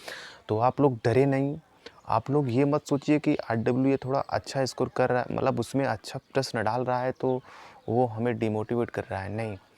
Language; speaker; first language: Hindi; native; Hindi